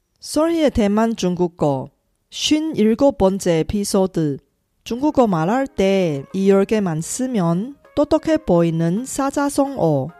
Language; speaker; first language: Korean; non-native, fluent; Chinese